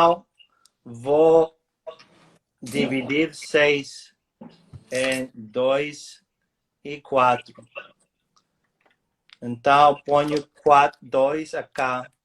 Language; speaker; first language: Portuguese; non-native, fluent; English